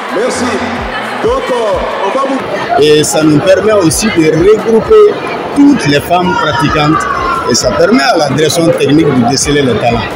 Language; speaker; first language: French; non-native, local second language; Bambara